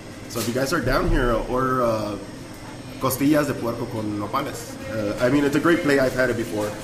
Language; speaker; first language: English; early bilingual, other home language; Spanish